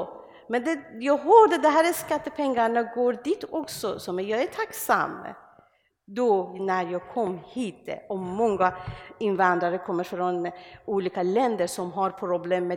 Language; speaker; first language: Swedish; non-native, learner; Persian